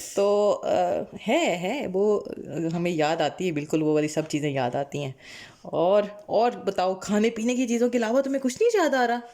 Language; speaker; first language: Urdu; non-native, local second language; Punjabi